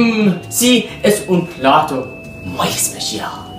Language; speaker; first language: Spanish; non-native, learner; English